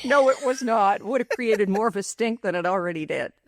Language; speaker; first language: English; native; English